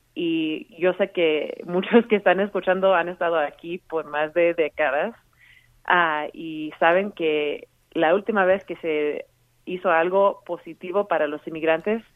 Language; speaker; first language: Spanish; early bilingual, heritage; Spanish